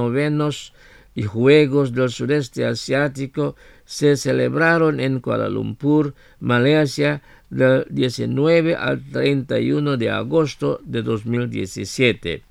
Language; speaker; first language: Spanish; non-native, fluent; Indonesian